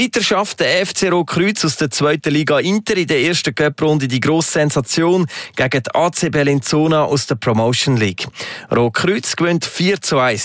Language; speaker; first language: German; native; German